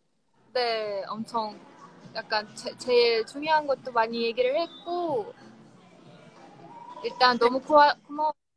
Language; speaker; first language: Korean; non-native, fluent; Russian